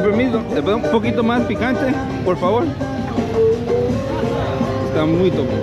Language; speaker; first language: Spanish; non-native, learner; English